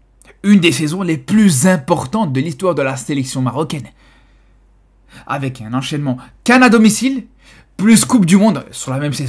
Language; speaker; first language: French; native; French